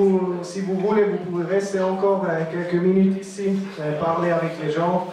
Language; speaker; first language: French; non-native, local second language; German